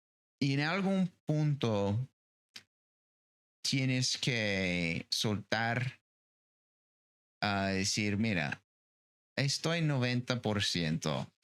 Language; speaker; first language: Spanish; non-native, fluent; English